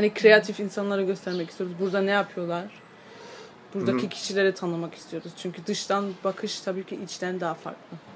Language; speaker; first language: Turkish; early bilingual, other home language; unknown